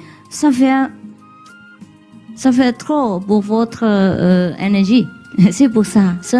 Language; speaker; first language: French; non-native, learner; Vietnamese